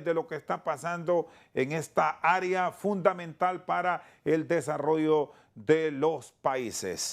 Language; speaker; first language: Spanish; native; Spanish